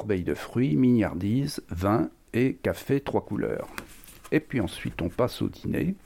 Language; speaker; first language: French; native; French